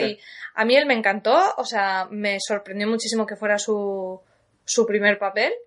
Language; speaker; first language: Spanish; native; Spanish